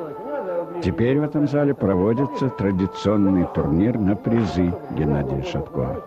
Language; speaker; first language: Russian; native; Russian